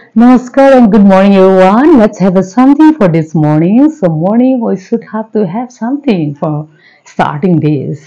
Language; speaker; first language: English; non-native, local second language; Assamese